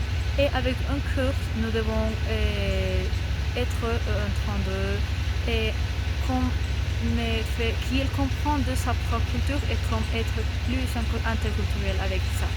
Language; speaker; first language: French; non-native, learner; Spanish